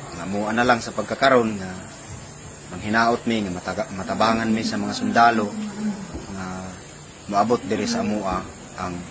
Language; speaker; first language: Cebuano; non-native, local second language; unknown